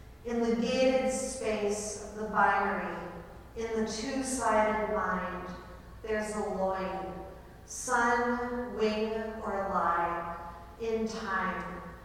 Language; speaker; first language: English; native; English